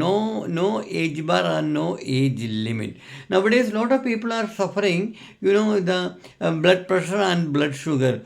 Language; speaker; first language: English; non-native, local second language; Malayalam